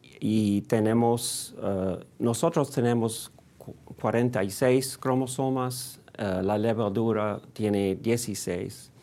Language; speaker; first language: Spanish; non-native, fluent; English